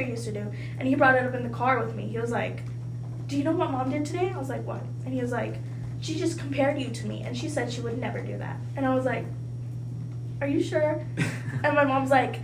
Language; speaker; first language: English; early bilingual, other home language; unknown